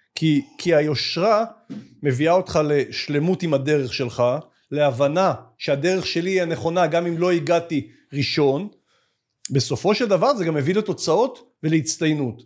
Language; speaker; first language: Hebrew; native; Hebrew